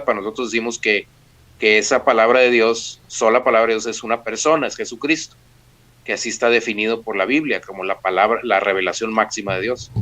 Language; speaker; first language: Spanish; native; Spanish